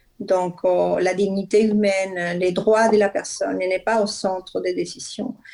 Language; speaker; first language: French; non-native, fluent; Spanish